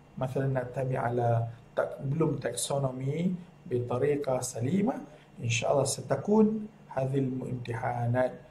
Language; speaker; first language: Arabic; non-native, fluent; Malay